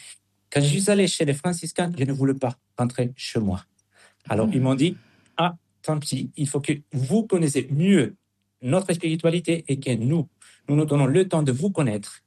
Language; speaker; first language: French; non-native, fluent; Spanish